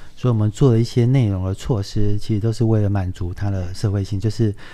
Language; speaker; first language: Chinese; native; Chinese